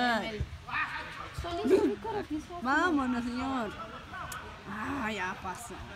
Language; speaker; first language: Spanish; early bilingual, heritage; Spanish